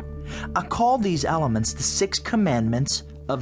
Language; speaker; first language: English; non-native, fluent; Persian